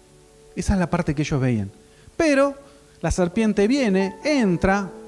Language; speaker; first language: Spanish; native; Spanish